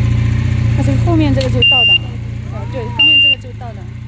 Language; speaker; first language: Chinese; native; Chinese